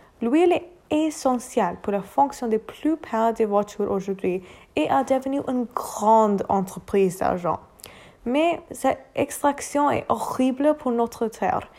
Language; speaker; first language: French; non-native, learner; English